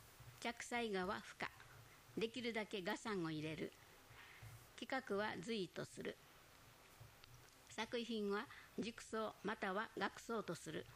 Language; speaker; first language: Japanese; native; Japanese